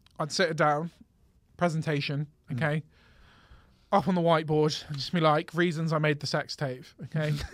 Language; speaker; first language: English; native; English